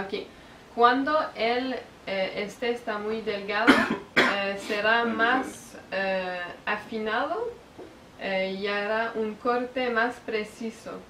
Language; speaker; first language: Spanish; non-native, fluent; French